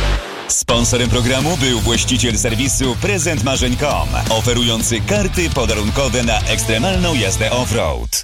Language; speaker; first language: Polish; native; Polish